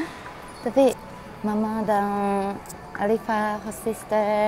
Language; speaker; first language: Indonesian; non-native, fluent; Japanese